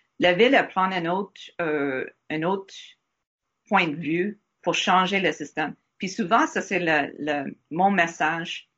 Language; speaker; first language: French; non-native, learner; English